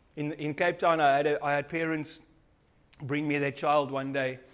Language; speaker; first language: English; non-native, local second language; Afrikaans